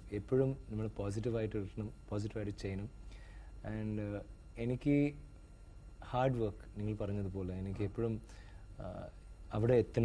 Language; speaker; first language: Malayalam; non-native, learner; Tamil